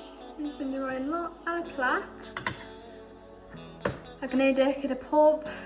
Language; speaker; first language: Welsh; non-native, local second language; English